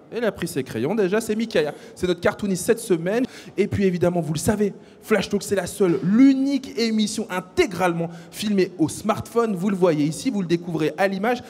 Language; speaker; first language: French; native; French